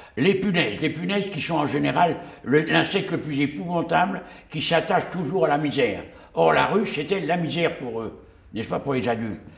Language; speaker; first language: French; early bilingual, other home language; Yiddish